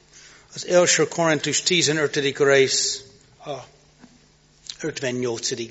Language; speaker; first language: Hungarian; non-native, learner; English